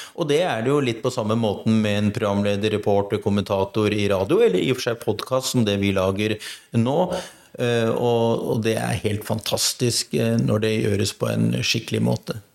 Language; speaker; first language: Norwegian; native; Norwegian